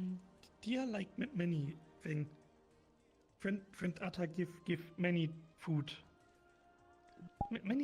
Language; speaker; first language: English; non-native, learner; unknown